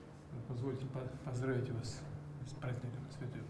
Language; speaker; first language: Russian; native; Russian